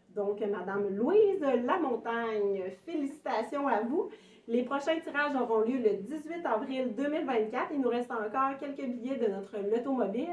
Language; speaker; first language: French; native; French